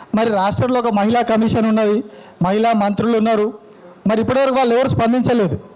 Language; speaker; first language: Telugu; native; Telugu